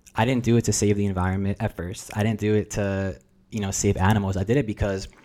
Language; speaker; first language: English; early bilingual, other home language; Russian